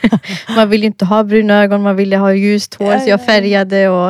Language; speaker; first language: Swedish; early bilingual, other home language; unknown